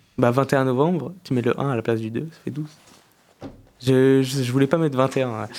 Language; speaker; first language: French; native; French